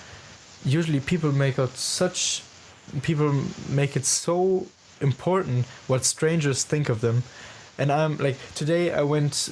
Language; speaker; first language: English; non-native, fluent; German